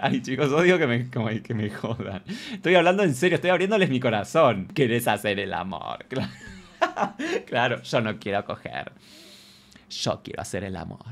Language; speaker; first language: Spanish; native; Spanish